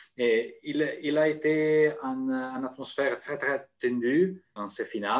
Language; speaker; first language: French; non-native, fluent; Italian